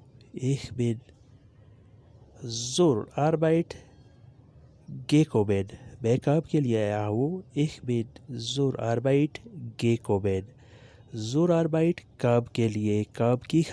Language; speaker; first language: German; non-native, learner; Urdu